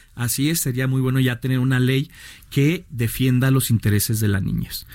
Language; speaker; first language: Spanish; native; Spanish